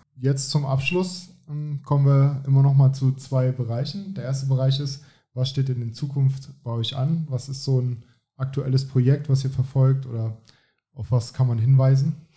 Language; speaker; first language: German; native; German